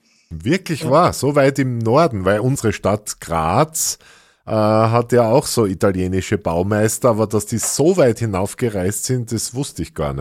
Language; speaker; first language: German; native; German